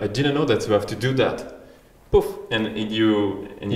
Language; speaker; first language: English; non-native, fluent; French